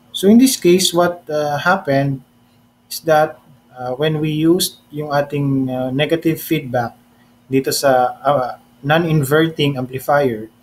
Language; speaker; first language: English; non-native, local second language; Filipino